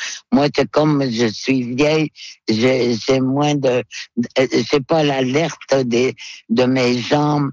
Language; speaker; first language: French; non-native, local second language; Innu-aimun